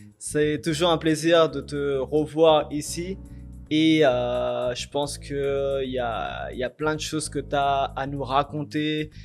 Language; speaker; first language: French; early bilingual, other home language; Urdu